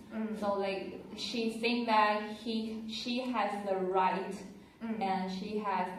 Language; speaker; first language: English; non-native, learner; Chinese